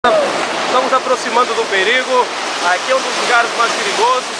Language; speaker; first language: Portuguese; native; Portuguese